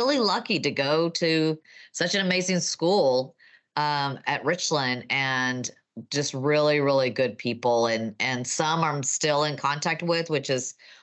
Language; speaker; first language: English; native; English